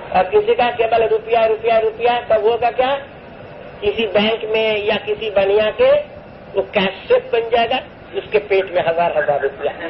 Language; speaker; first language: Hindi; non-native, local second language; Bangla